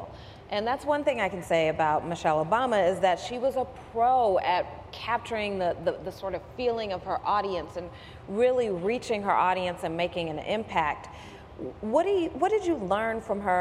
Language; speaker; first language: English; native; English